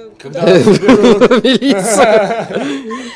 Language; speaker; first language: Russian; native; Russian